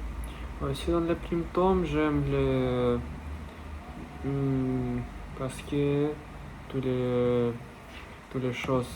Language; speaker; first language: French; non-native, learner; Russian